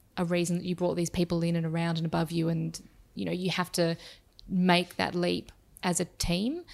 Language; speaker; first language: English; native; English